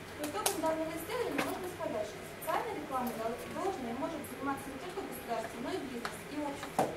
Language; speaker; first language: Russian; native; Russian